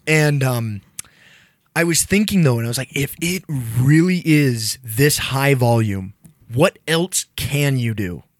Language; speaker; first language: English; native; English